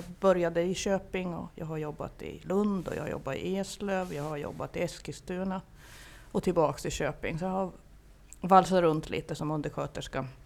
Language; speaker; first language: Swedish; native; Swedish